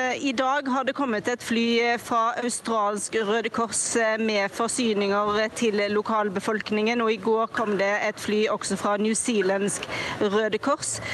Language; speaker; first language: Norwegian; native; Norwegian